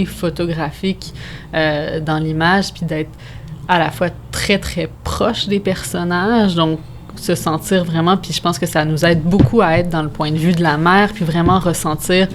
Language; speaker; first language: French; native; French